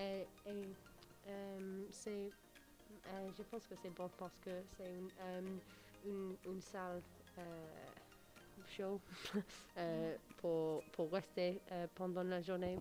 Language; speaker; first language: French; non-native, learner; English